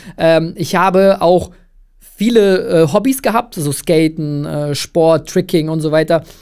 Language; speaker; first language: German; early bilingual, other home language; Russian